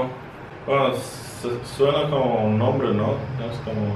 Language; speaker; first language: Spanish; non-native, fluent; Russian